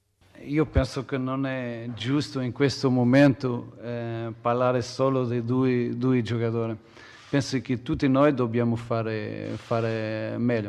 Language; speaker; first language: Italian; non-native, learner; Portuguese